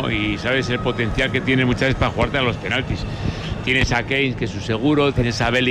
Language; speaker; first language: Spanish; native; Spanish